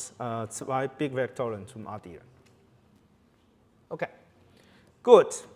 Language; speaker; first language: German; non-native, learner; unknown